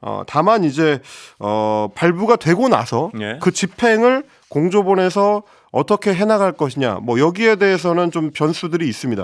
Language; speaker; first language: Korean; native; Korean